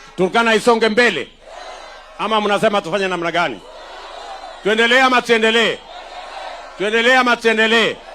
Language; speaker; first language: Swahili; non-native, local second language; Kalenjin